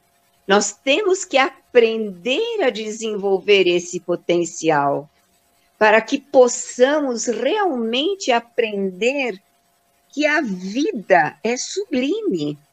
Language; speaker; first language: Portuguese; native; Portuguese